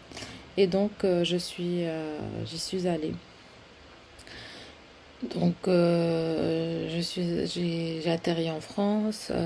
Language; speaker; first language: French; non-native, fluent; Spanish